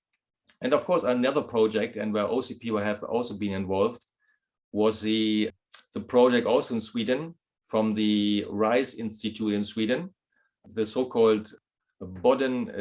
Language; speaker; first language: English; non-native, fluent; German